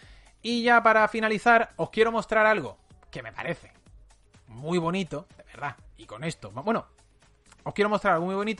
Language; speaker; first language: Spanish; native; Spanish